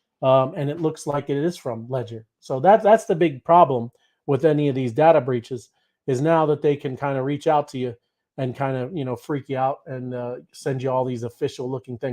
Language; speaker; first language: English; native; English